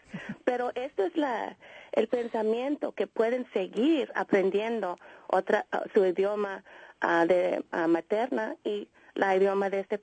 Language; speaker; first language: Spanish; early bilingual, heritage; Spanish